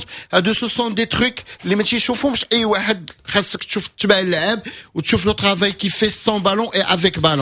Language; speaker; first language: Arabic; native; Arabic